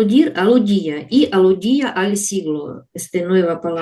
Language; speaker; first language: Spanish; non-native, learner; Russian